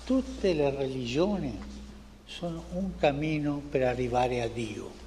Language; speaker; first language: Italian; non-native, fluent; Spanish